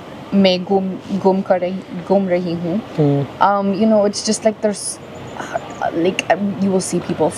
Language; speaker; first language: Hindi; non-native, learner; English